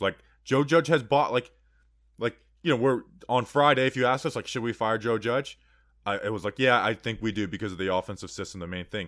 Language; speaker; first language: English; native; English